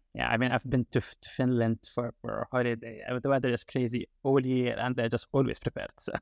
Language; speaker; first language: English; non-native, fluent; Arabic